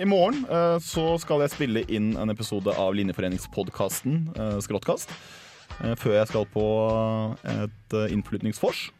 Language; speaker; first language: Norwegian; native; Norwegian